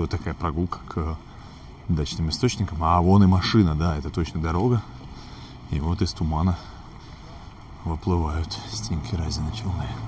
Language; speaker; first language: Russian; native; Russian